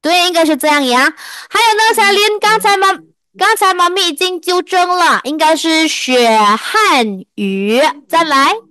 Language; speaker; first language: Chinese; non-native, fluent; Indonesian